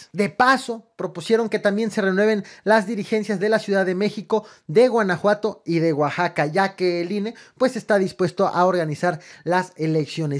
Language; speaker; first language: Spanish; native; Spanish